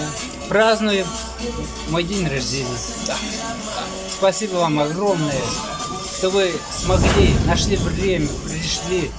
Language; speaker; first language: Russian; non-native, local second language; Chuvash